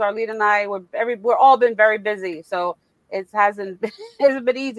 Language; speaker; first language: English; early bilingual, other home language; Spanish